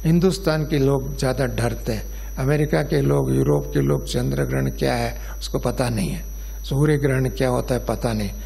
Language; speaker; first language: Hindi; non-native, local second language; Kannada